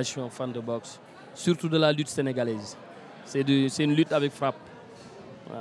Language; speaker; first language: French; non-native, local second language; Wolof